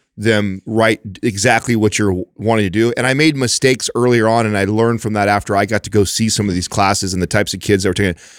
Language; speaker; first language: English; native; English